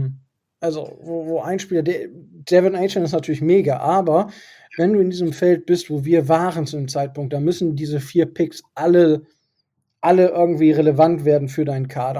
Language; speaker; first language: German; native; German